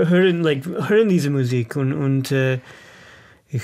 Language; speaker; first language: German; non-native, learner; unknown